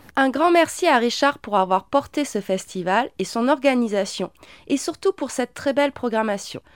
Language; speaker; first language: French; native; French